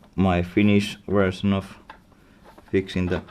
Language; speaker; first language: English; non-native, fluent; Finnish